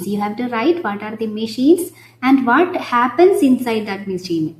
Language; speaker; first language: English; non-native, local second language; Malayalam